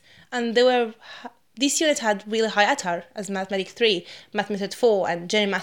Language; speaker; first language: English; non-native, fluent; Arabic